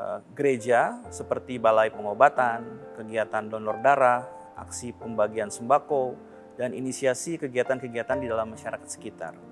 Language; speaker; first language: Indonesian; native; Indonesian